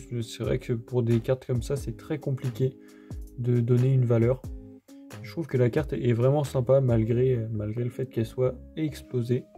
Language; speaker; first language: French; native; French